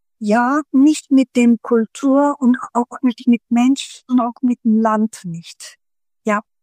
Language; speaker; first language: German; early bilingual, other home language; Turkish